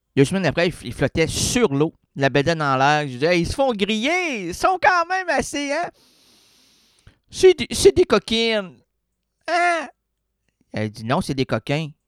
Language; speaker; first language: French; native; French